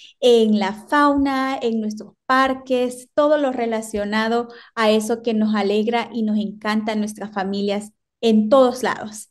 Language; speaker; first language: Spanish; native; Spanish